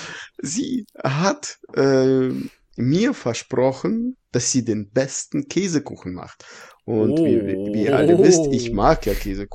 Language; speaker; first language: German; non-native, fluent; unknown